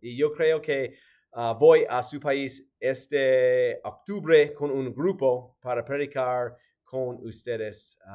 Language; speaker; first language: Spanish; non-native, learner; English